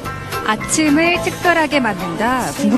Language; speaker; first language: Korean; native; Korean